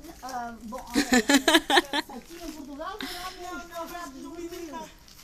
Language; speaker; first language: Portuguese; early bilingual, heritage; French